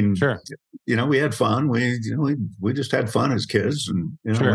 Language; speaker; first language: English; native; English